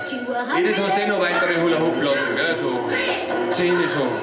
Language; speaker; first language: German; native; German